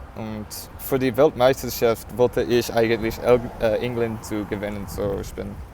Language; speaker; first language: German; non-native, learner; English